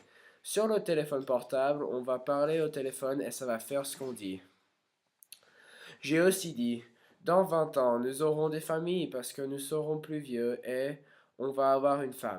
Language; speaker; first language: French; non-native, learner; English